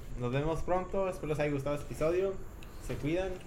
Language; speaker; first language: Spanish; native; Spanish